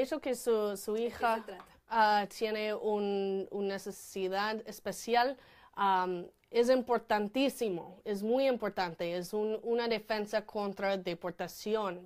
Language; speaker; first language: Spanish; non-native, fluent; English